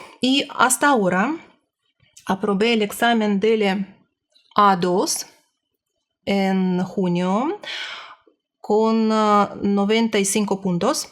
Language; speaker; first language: Spanish; non-native, learner; Russian